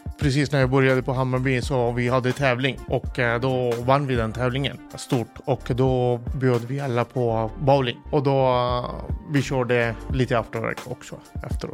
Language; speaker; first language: Swedish; non-native, fluent; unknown